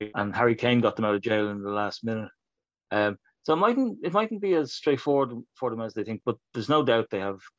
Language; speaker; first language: English; native; English